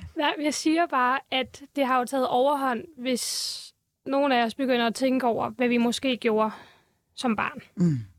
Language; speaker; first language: Danish; early bilingual, other home language; Turkish